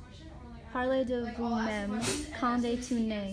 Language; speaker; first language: French; non-native, learner; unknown